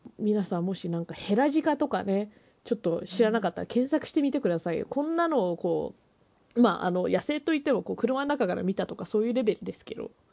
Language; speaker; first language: Japanese; early bilingual, heritage; Japanese